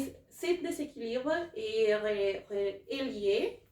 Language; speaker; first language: French; non-native, learner; Spanish